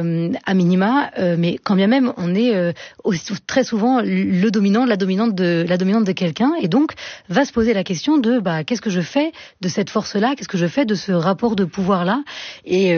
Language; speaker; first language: French; native; French